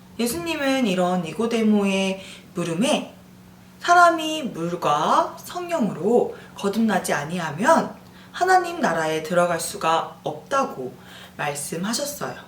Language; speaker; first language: Korean; native; Korean